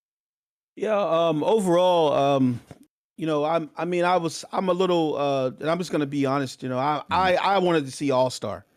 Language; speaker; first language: English; native; English